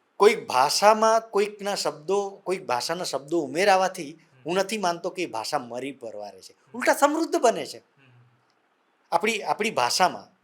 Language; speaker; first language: Gujarati; non-native, local second language; Vasavi